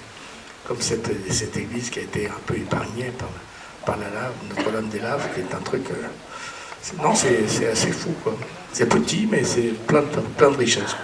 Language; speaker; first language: French; native; French